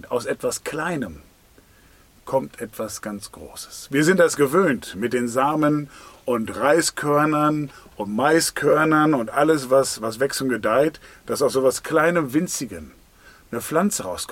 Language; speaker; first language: German; native; German